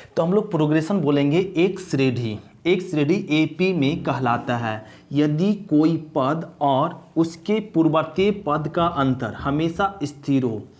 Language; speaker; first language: Hindi; native; Hindi